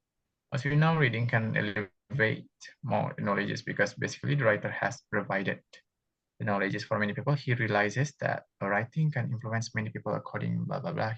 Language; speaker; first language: English; non-native, fluent; Indonesian